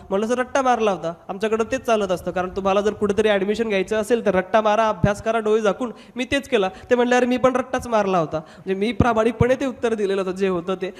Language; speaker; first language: Marathi; non-native, local second language; Hindi